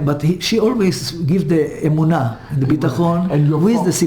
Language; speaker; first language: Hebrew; early bilingual, other home language; Hungarian